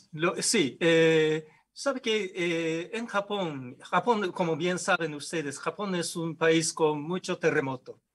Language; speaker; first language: Spanish; non-native, fluent; Japanese